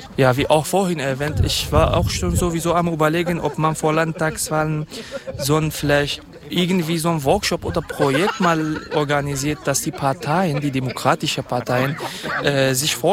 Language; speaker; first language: German; non-native, fluent; Kurdish